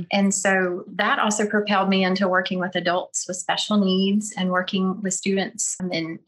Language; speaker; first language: English; native; English